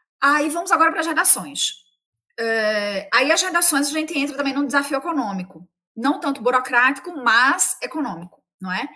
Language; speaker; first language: Portuguese; native; Portuguese